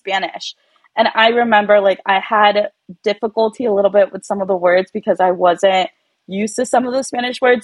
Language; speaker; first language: English; early bilingual, other home language; Spanish